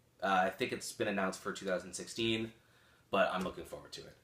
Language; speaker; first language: English; native; English